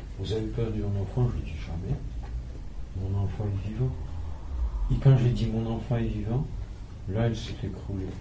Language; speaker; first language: French; non-native, fluent; Russian